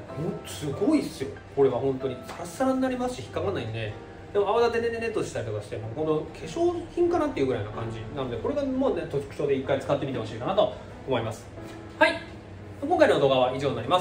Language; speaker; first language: Japanese; native; Japanese